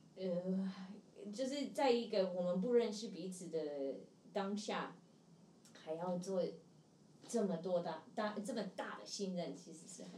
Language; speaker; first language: Chinese; non-native, fluent; English